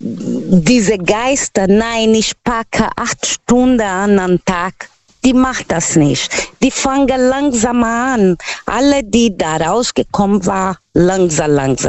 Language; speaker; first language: German; non-native, learner; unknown